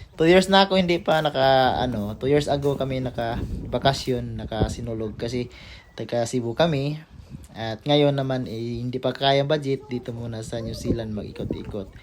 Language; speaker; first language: Filipino; non-native, local second language; Cebuano